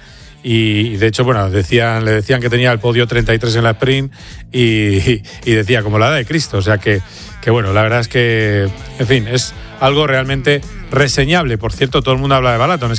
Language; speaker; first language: Spanish; native; Spanish